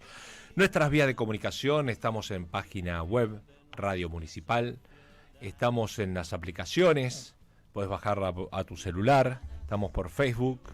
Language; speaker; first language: Spanish; native; Spanish